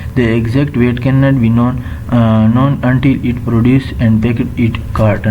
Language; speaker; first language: English; non-native, local second language; Urdu